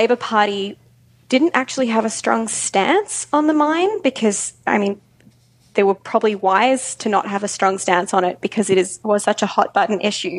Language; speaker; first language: English; native; English